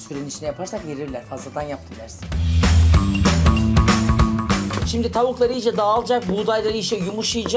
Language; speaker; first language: Turkish; native; Turkish